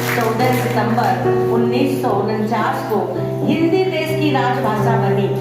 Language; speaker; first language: Hindi; native; Hindi